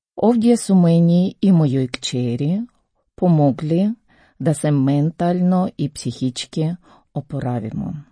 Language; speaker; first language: Croatian; non-native, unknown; Ukrainian